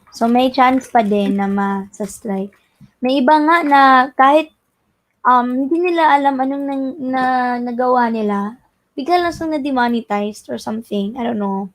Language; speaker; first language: Filipino; non-native, local second language; Cebuano